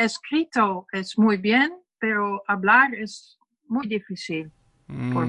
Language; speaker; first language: Spanish; non-native, learner; Dutch